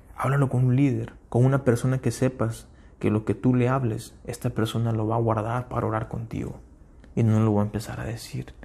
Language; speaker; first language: Spanish; early bilingual, heritage; Spanish